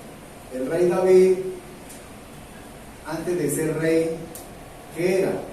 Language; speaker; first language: Spanish; native; Spanish